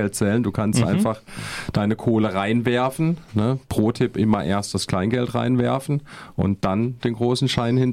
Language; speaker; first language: German; native; German